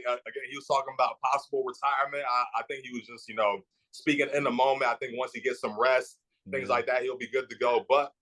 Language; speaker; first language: English; native; English